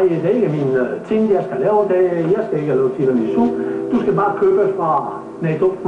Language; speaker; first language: Danish; non-native, learner; Italian